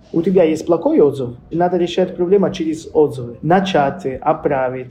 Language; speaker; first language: Russian; non-native, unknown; Italian